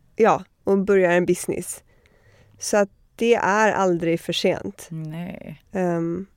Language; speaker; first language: Swedish; early bilingual, heritage; Swedish